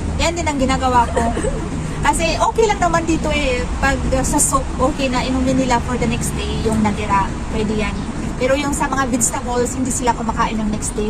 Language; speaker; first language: Filipino; native; Filipino